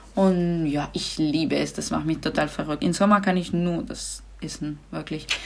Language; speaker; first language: German; non-native, fluent; Spanish